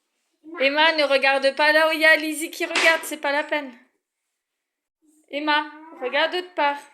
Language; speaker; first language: French; native; French